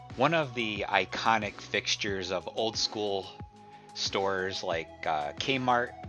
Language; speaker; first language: English; native; English